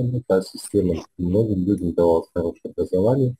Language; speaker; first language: Russian; native; Russian